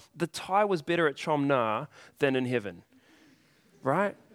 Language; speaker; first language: English; native; English